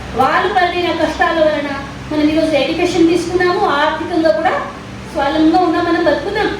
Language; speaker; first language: Telugu; non-native, local second language; Marathi